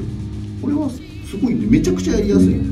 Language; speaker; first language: Japanese; native; Japanese